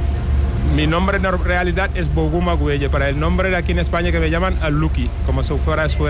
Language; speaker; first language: Spanish; non-native, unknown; Wolof